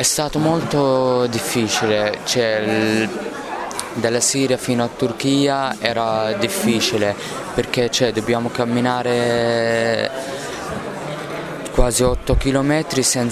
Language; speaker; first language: Italian; non-native, learner; Arabic